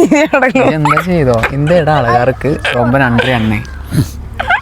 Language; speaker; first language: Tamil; non-native, learner; Malayalam